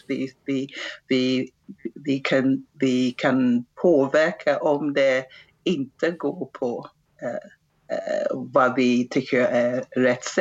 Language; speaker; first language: Swedish; non-native, fluent; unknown